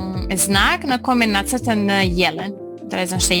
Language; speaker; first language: Bosnian; native; Bosnian